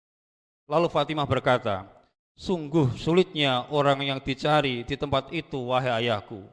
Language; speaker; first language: Indonesian; native; Indonesian